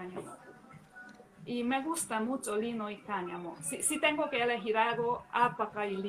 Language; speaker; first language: Spanish; non-native, fluent; Hungarian